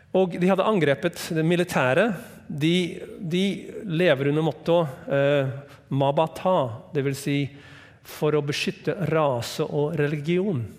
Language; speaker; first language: Norwegian; non-native, fluent; English